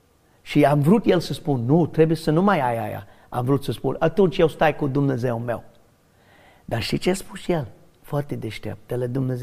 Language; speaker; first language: Romanian; non-native, learner; English